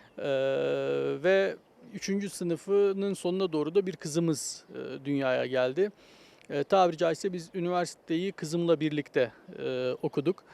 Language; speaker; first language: Turkish; native; Turkish